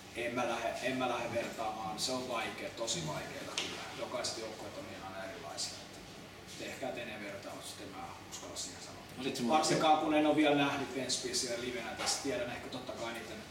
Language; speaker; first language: Finnish; native; Finnish